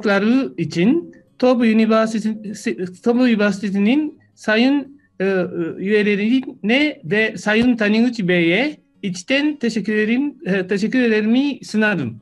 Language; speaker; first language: Turkish; non-native, learner; Japanese